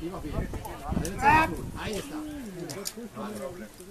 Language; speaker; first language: Spanish; native; Spanish